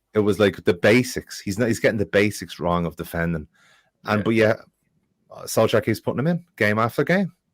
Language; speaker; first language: English; native; English